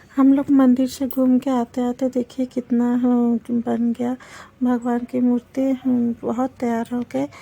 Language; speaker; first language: Hindi; non-native, local second language; Bangla